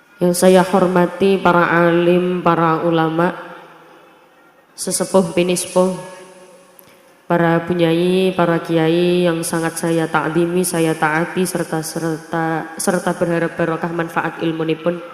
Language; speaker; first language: Indonesian; non-native, local second language; Javanese